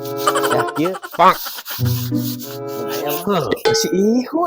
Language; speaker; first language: Indonesian; non-native, local second language; Sundanese